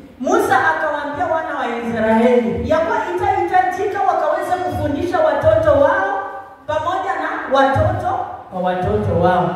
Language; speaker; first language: Swahili; non-native, local second language; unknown